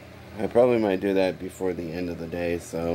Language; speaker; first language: English; native; English